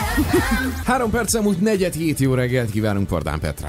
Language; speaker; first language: Hungarian; native; Hungarian